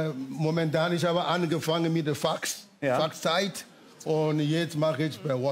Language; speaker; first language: German; non-native, fluent; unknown